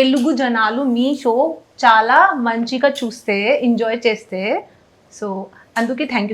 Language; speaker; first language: Telugu; non-native, learner; Hindi